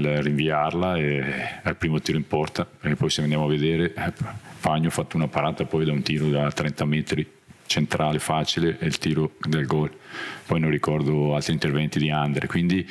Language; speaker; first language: Italian; native; Italian